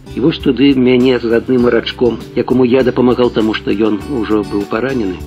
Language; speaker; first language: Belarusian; native; Belarusian